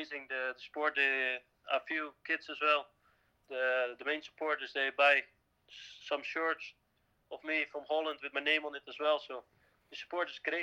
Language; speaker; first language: English; non-native, fluent; Dutch